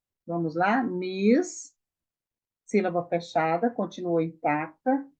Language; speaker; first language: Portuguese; native; Portuguese